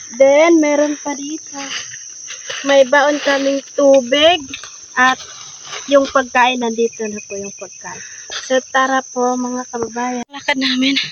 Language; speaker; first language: Filipino; non-native, local second language; Cebuano